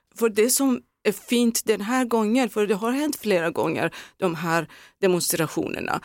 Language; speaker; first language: Swedish; non-native, fluent; Persian